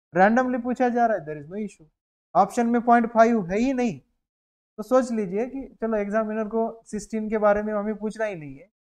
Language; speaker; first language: Hindi; native; Hindi